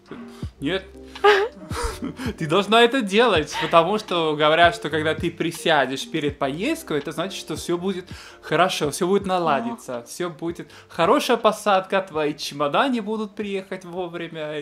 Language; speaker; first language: Russian; non-native, fluent; Spanish